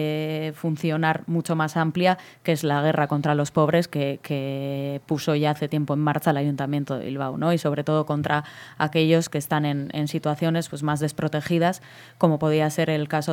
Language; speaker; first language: Spanish; native; Spanish